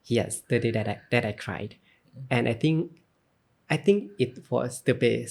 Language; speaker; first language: English; non-native, learner; Thai